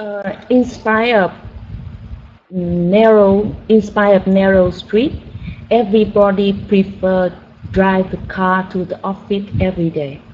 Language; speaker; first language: English; non-native, learner; Vietnamese